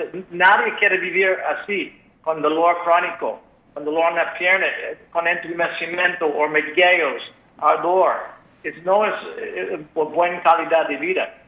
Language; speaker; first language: Spanish; non-native, fluent; English